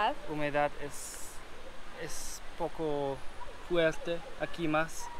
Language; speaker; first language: Spanish; non-native, learner; German